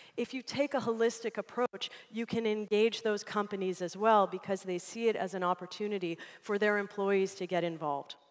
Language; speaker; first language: English; native; English